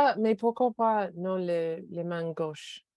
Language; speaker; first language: French; non-native, learner; English